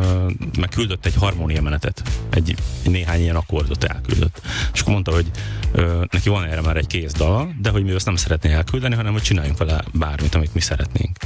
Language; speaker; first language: Hungarian; native; Hungarian